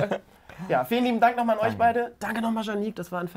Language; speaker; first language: German; native; German